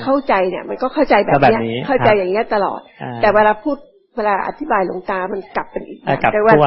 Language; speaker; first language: Thai; native; Thai